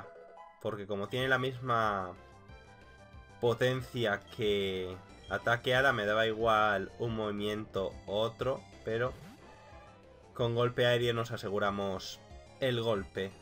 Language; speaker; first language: Spanish; native; Spanish